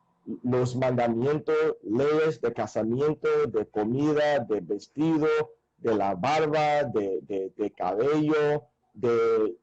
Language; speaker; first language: Spanish; non-native, fluent; English